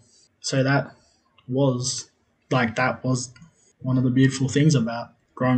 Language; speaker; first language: English; native; English